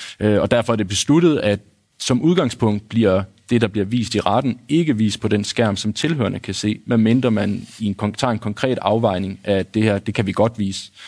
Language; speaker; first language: Danish; native; Danish